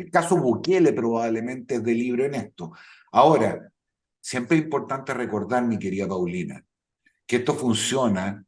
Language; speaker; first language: Spanish; native; Spanish